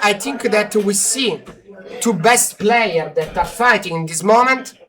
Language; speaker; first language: English; non-native, learner; Italian